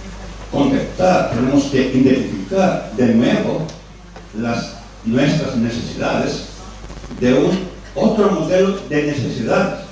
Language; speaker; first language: Spanish; non-native, learner; Greek